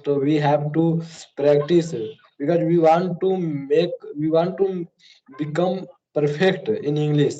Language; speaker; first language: English; non-native, learner; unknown